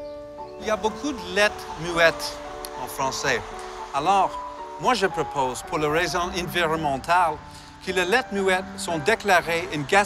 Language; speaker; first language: French; non-native, fluent; English